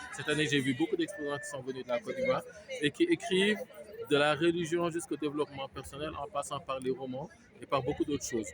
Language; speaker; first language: French; non-native, local second language; Wolof